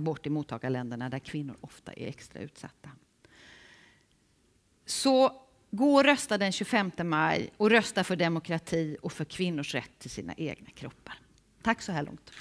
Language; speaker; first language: Swedish; native; Swedish